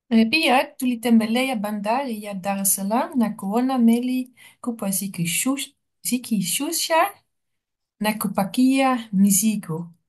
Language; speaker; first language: Swahili; non-native, learner; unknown